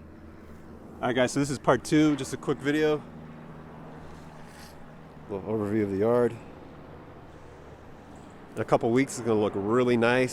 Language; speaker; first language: English; native; English